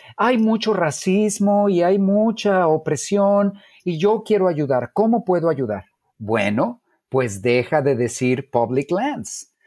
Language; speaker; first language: Spanish; native; Spanish